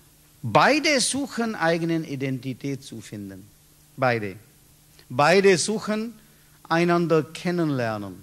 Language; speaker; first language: German; non-native, learner; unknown